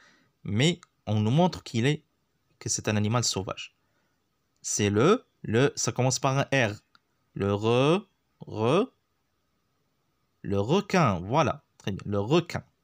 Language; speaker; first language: French; non-native, local second language; Arabic